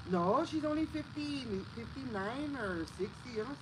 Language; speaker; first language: English; early bilingual, other home language; Spanish